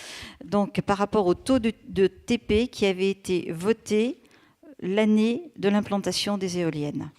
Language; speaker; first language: French; native; French